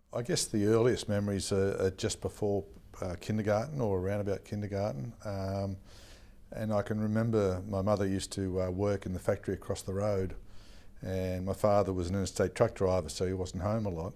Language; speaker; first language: English; native; English